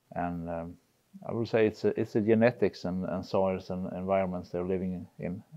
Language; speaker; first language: English; non-native, fluent; Swedish